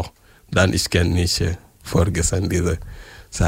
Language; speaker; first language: German; non-native, learner; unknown